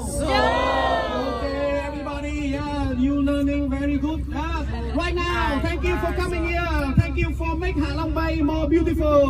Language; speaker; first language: English; non-native, learner; Vietnamese